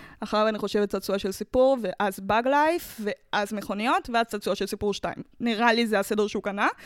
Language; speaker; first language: Hebrew; native; Hebrew